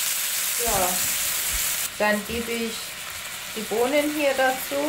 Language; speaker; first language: German; non-native, fluent; Persian